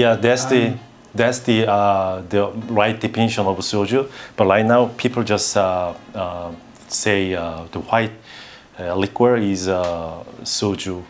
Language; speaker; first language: English; non-native, learner; Korean